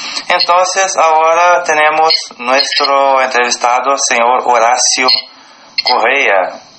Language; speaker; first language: Spanish; non-native, learner; Portuguese